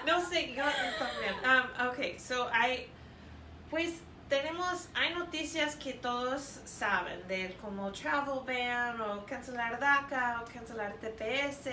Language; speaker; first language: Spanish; non-native, fluent; English